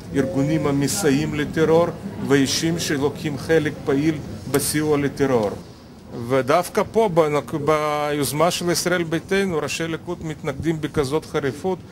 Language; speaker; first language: Hebrew; non-native, fluent; Russian